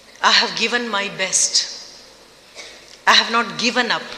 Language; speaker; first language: English; non-native, local second language; Tamil